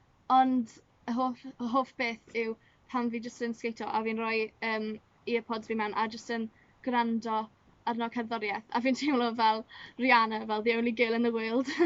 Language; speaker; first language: Welsh; non-native, local second language; English